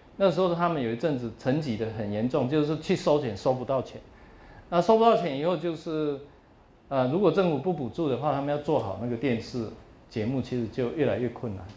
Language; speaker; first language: Chinese; native; Chinese